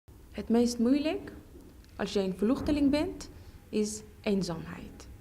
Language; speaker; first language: Dutch; non-native, fluent; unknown